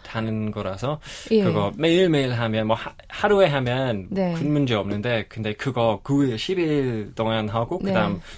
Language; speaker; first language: Korean; non-native, learner; English